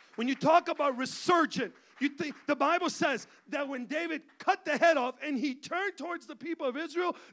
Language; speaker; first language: English; early bilingual, other home language; Spanish